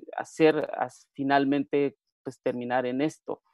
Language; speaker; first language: Spanish; non-native, local second language; Mixtepec Mixtec